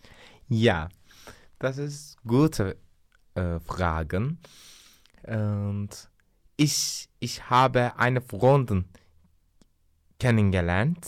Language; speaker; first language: German; non-native, learner; Turkish